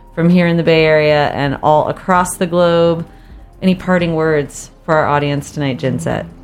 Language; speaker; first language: English; native; English